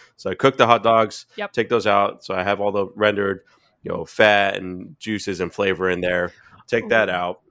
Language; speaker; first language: English; native; English